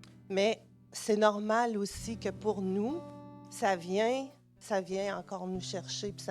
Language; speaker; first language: French; native; French